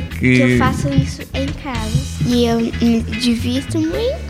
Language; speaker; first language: Portuguese; early bilingual, heritage; Portuguese